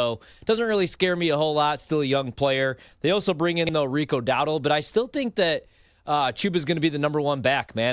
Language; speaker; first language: English; native; English